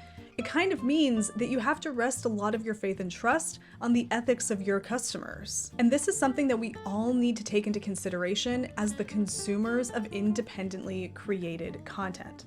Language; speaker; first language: English; native; English